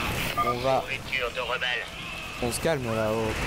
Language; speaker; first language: French; native; French